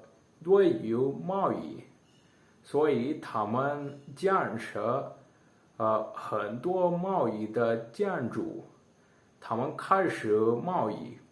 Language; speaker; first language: Chinese; non-native, learner; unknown